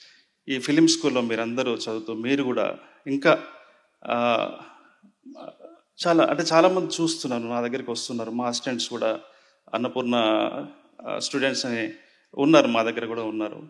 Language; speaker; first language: Telugu; native; Telugu